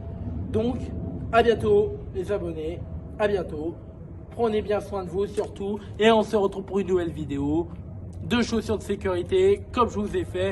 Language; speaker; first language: French; native; French